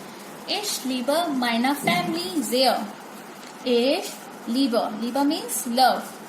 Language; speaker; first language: German; non-native, learner; Hindi